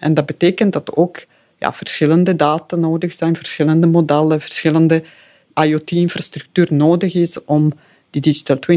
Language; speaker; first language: Dutch; non-native, fluent; Italian